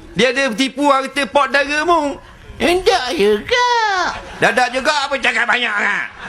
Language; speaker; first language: Malay; native; Malay